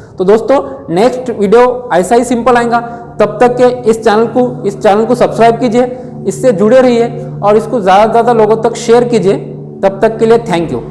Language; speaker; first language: Hindi; non-native, local second language; Marathi